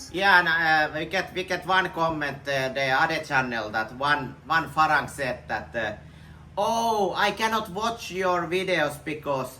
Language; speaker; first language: English; non-native, learner; Finnish